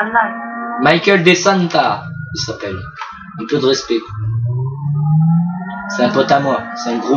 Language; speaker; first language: French; native; French